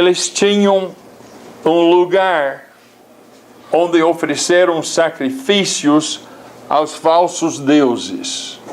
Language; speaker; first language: Portuguese; non-native, fluent; English